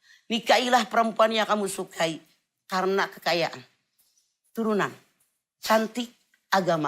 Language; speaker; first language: Indonesian; native; Indonesian